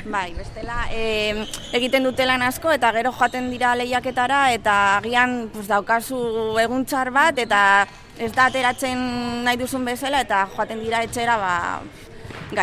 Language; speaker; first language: Basque; non-native, local second language; Spanish